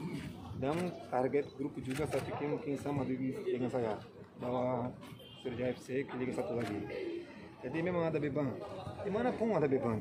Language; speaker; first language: Indonesian; non-native, fluent; Portuguese